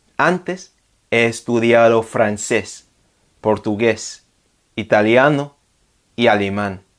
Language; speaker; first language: Spanish; non-native, fluent; English